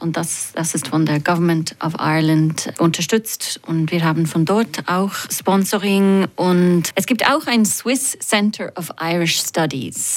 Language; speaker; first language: German; non-native, fluent; English